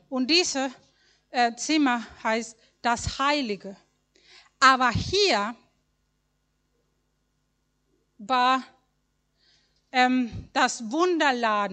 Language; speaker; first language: German; non-native, learner; Spanish